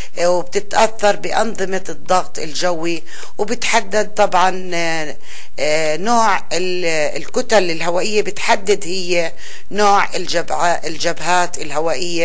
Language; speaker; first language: Arabic; native; Arabic